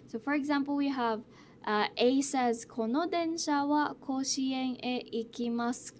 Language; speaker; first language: Japanese; non-native, fluent; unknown